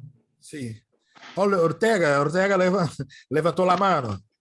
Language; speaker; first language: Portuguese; native; Portuguese